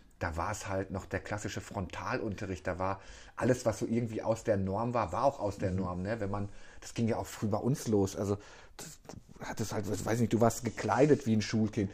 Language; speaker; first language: German; native; German